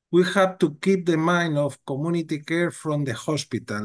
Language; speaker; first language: English; non-native, learner; Spanish